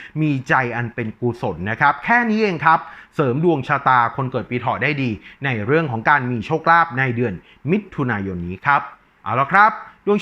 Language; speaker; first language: Thai; native; Thai